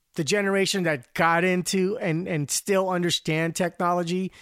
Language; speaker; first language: English; non-native, local second language; Filipino